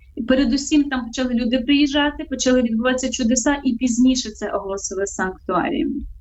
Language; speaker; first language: Ukrainian; native; Ukrainian